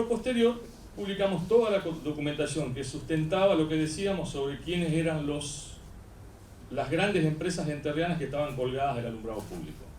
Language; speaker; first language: Spanish; native; Spanish